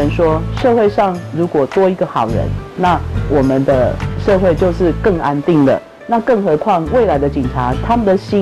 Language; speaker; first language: Chinese; native; Chinese